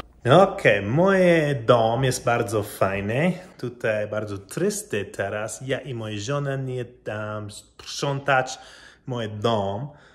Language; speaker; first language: Polish; non-native, learner; English